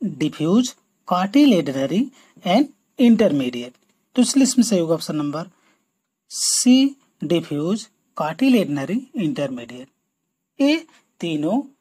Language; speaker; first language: Hindi; native; Hindi